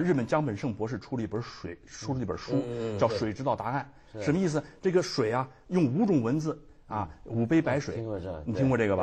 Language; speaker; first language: Chinese; native; Chinese